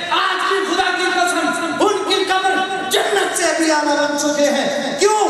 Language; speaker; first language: Urdu; non-native, local second language; Pashto